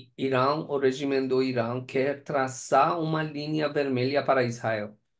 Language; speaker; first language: Portuguese; non-native, learner; Persian